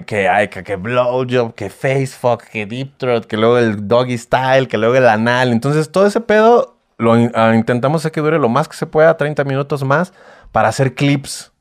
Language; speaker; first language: Spanish; native; Spanish